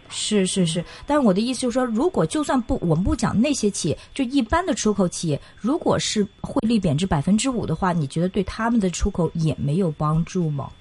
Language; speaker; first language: Chinese; non-native, local second language; Cantonese